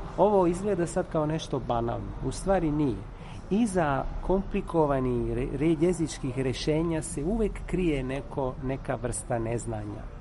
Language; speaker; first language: Serbian; non-native, fluent; Italian